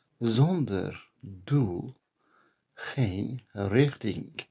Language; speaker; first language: Dutch; non-native, learner; Turkish